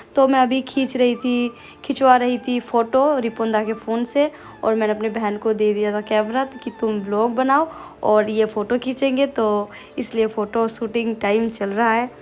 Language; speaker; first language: Hindi; non-native, local second language; Bangla